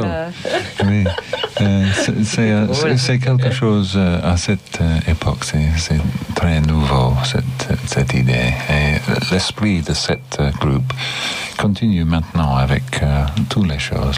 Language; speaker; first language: French; non-native, learner; English